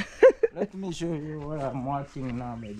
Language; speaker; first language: English; non-native, learner; Swahili